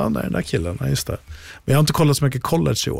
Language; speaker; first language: Swedish; native; Swedish